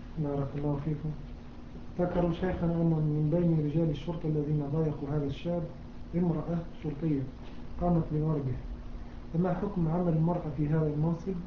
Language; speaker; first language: Arabic; native; Arabic